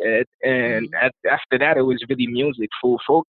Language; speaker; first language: English; non-native, fluent; Haitian Creole